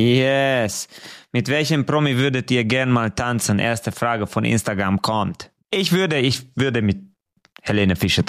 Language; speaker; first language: German; non-native, fluent; Hungarian